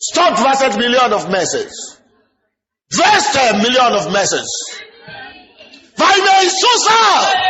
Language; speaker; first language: Russian; non-native, fluent; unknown